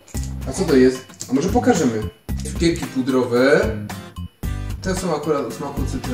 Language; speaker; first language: Polish; native; Polish